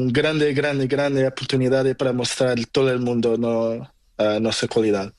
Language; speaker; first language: Spanish; non-native, learner; Portuguese